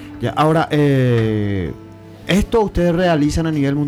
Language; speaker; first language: Spanish; native; Spanish